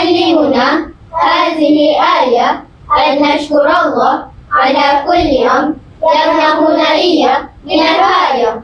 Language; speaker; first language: Arabic; non-native, learner; Malay